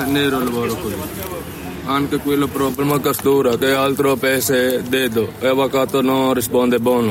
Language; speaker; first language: Italian; non-native, learner; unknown